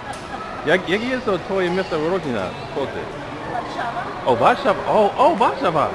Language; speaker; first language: Polish; non-native, learner; English